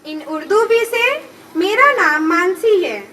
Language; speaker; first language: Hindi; native; Hindi